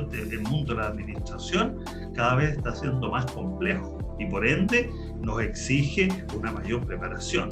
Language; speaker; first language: Spanish; native; Spanish